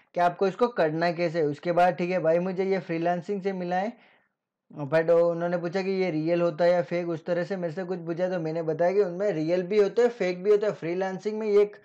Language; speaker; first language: Hindi; native; Hindi